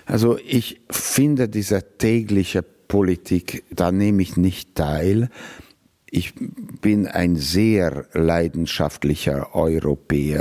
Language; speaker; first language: German; non-native, fluent; Hungarian